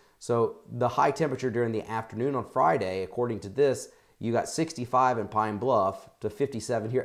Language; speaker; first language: English; native; English